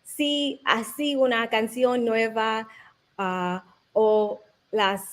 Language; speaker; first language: Spanish; non-native, learner; English